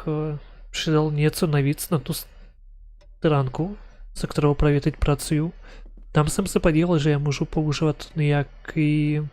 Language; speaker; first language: Czech; non-native, learner; Ukrainian